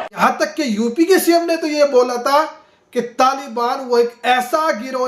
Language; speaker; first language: Hindi; native; Hindi